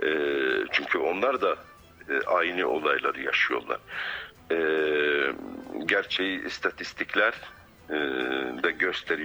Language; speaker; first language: Turkish; non-native, fluent; Arabic